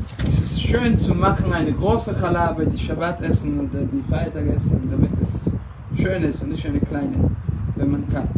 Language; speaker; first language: German; non-native, fluent; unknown